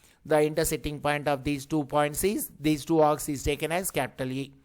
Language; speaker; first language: English; non-native, local second language; Telugu